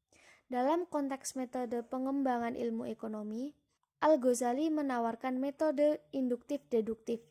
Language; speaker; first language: Indonesian; native; Indonesian